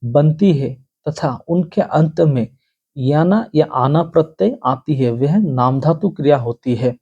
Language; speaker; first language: Hindi; non-native, local second language; Bangla